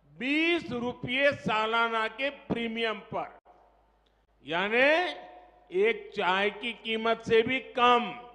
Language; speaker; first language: Hindi; non-native, local second language; Gujarati